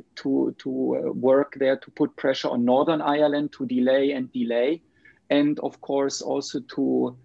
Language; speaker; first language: English; non-native, fluent; German